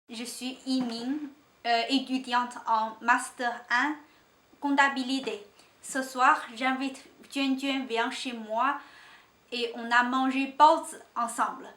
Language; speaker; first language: French; non-native, learner; Chinese